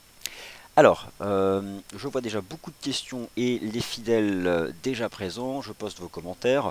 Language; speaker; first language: French; native; French